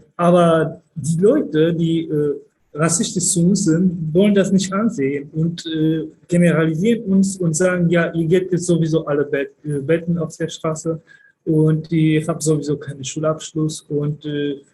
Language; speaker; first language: German; early bilingual, other home language; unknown